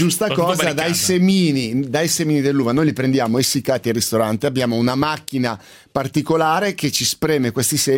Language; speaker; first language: Italian; native; Italian